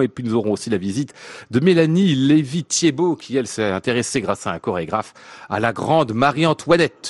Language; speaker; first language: French; native; French